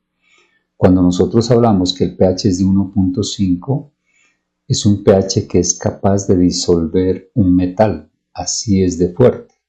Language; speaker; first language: Spanish; native; Spanish